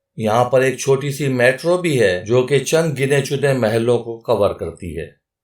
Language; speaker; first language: Urdu; native; Urdu